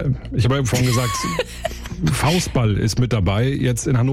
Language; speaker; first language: German; native; German